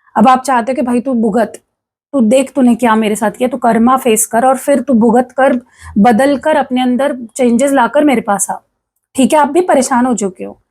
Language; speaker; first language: Hindi; non-native, local second language; Marathi